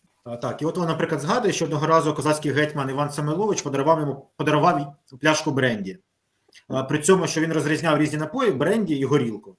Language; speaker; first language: Ukrainian; native; Ukrainian